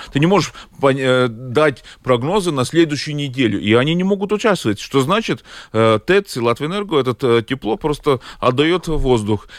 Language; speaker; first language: Russian; non-native, local second language; Latvian